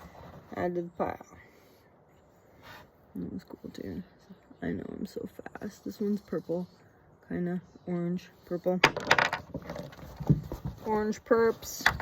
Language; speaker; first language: English; native; English